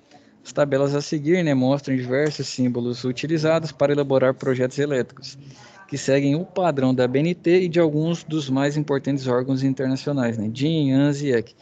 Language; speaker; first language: Portuguese; native; Portuguese